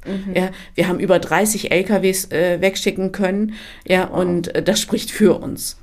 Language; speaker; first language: German; early bilingual, other home language; Turkish